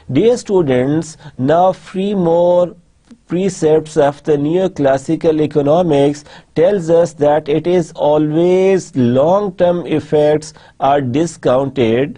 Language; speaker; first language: English; non-native, local second language; Urdu